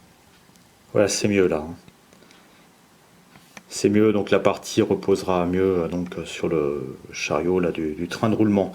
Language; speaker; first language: French; native; French